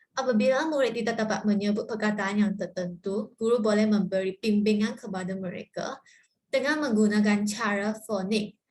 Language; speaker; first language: Malay; non-native, local second language; Chinese